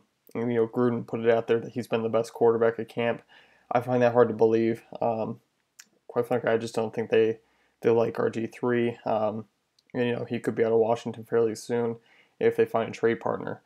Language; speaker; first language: English; native; English